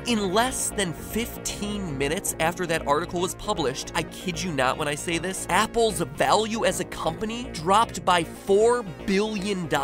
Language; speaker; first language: English; native; English